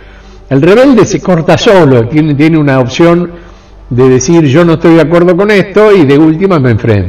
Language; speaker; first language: Spanish; native; Spanish